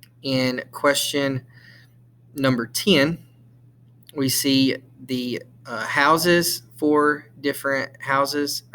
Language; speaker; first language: English; native; English